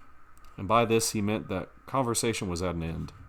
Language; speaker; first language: English; native; English